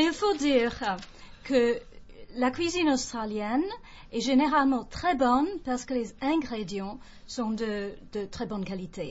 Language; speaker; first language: French; non-native, fluent; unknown